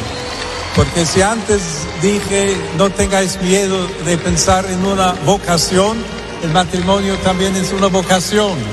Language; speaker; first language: Spanish; non-native, fluent; English